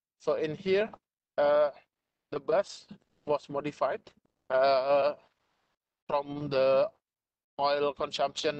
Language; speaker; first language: English; non-native, fluent; Indonesian